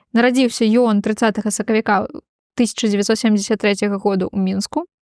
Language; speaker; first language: Belarusian; non-native, local second language; Russian